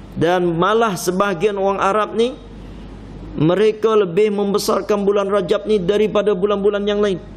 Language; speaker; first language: Malay; non-native, fluent; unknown